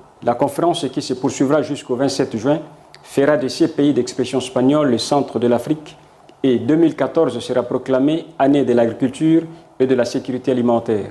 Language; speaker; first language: French; non-native, fluent; Portuguese